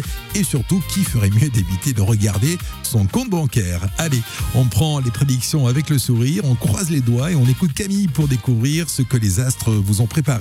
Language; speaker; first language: French; native; French